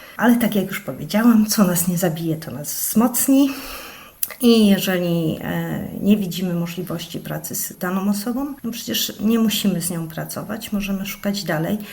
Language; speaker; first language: Polish; native; Polish